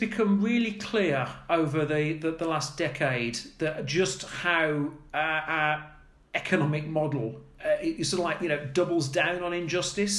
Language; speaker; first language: English; native; English